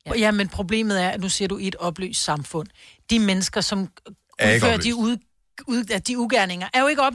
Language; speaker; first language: Danish; native; Danish